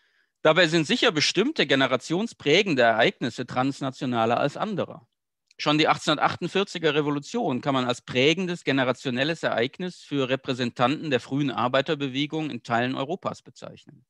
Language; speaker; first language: German; native; German